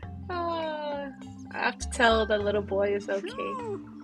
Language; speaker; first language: English; non-native, fluent; Korean